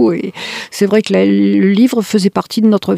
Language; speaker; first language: French; native; French